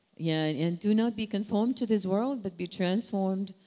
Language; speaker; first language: English; non-native, local second language; Filipino